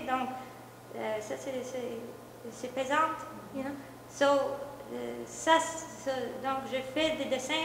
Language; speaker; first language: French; non-native, local second language; English